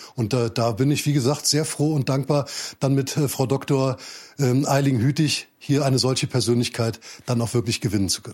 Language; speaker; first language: German; native; German